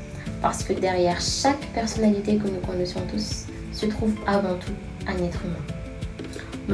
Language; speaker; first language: French; native; French